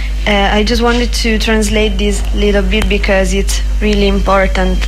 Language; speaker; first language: English; non-native, fluent; Italian